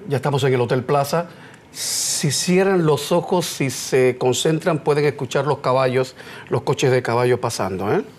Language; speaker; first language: Spanish; native; Spanish